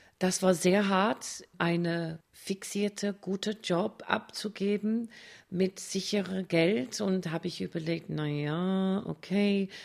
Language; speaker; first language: German; non-native, fluent; English